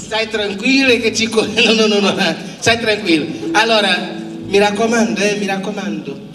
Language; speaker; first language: Italian; non-native, fluent; Portuguese